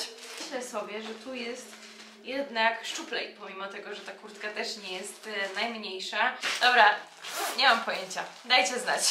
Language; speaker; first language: Polish; native; Polish